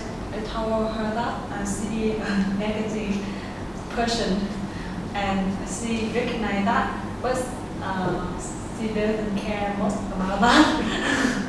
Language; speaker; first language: English; non-native, learner; Vietnamese